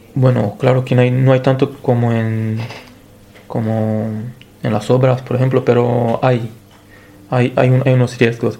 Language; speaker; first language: Spanish; non-native, fluent; Romanian